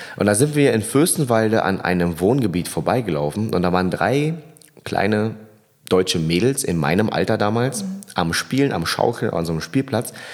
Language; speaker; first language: German; early bilingual, other home language; Vietnamese